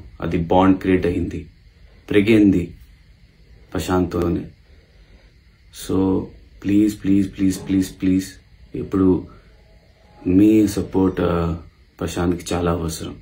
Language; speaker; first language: Telugu; non-native, local second language; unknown